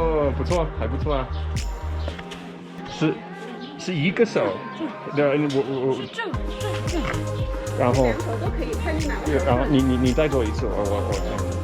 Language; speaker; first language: Chinese; non-native, fluent; English